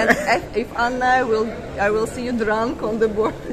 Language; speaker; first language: English; non-native, fluent; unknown